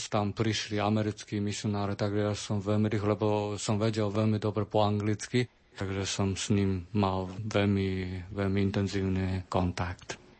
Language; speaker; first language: Slovak; non-native, learner; Chinese